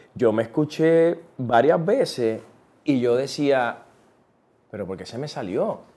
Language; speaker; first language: Spanish; native; Spanish